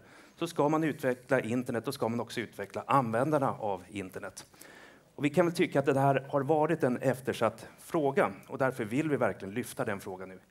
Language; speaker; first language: Swedish; native; Swedish